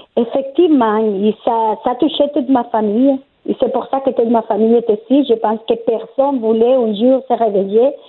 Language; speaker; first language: French; non-native, fluent; Spanish